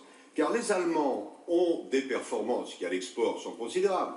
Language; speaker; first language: French; native; French